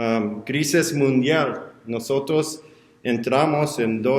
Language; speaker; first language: Spanish; non-native, learner; English